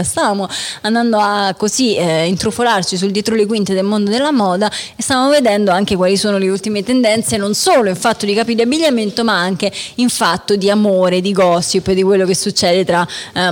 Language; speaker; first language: Italian; native; Italian